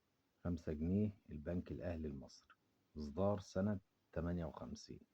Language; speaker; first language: Arabic; native; Arabic